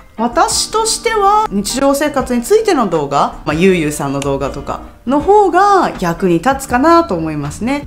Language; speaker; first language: Japanese; native; Japanese